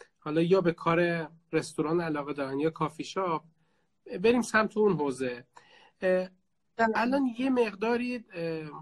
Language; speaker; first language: Persian; native; Persian